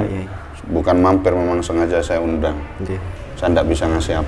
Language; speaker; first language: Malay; non-native, local second language; Javanese